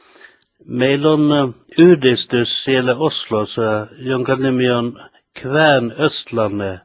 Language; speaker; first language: Finnish; early bilingual, heritage; Finnish